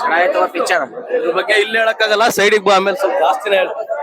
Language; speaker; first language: Kannada; native; Kannada